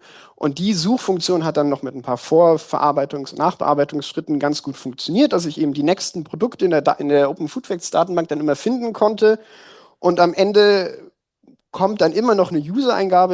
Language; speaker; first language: German; native; German